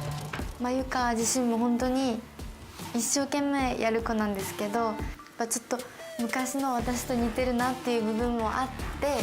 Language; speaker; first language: Japanese; native; Japanese